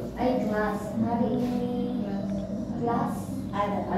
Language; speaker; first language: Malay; non-native, learner; Filipino